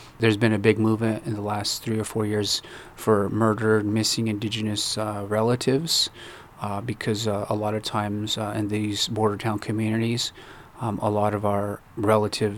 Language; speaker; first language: English; early bilingual, other home language; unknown